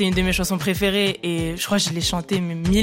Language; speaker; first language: French; early bilingual, other home language; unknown